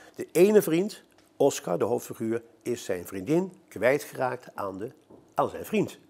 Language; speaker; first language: Dutch; native; Dutch